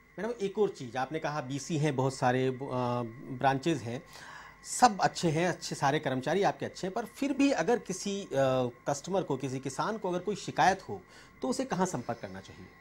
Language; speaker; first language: Hindi; native; Hindi